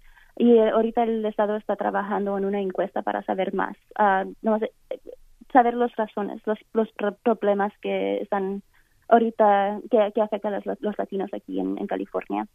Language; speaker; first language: Spanish; early bilingual, heritage; Spanish